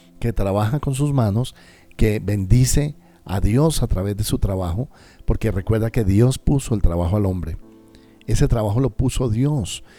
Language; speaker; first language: Spanish; native; Spanish